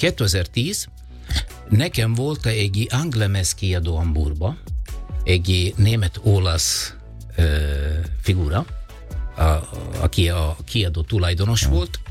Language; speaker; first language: Hungarian; non-native, learner; Italian